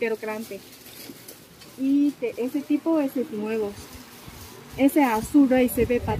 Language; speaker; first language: Spanish; non-native, learner; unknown